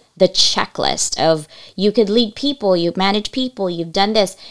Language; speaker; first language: English; early bilingual, other home language; Cebuano